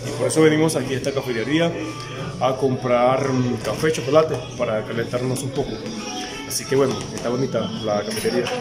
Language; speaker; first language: Spanish; native; Spanish